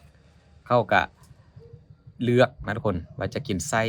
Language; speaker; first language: Thai; non-native, local second language; Northeastern Thai